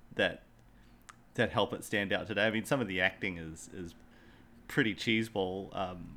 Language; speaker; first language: English; native; English